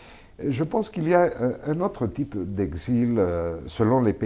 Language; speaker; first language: French; non-native, fluent; Spanish